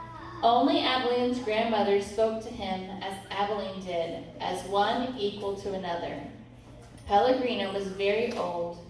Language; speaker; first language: English; native; English